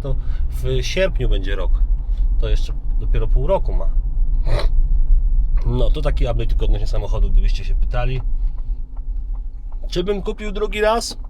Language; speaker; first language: Polish; native; Polish